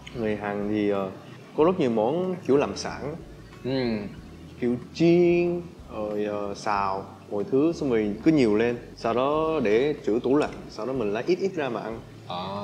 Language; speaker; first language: Vietnamese; non-native, fluent; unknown